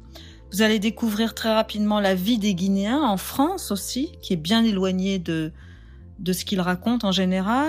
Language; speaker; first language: French; native; French